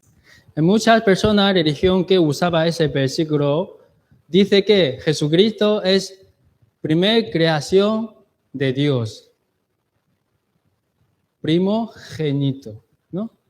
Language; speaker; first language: Spanish; non-native, learner; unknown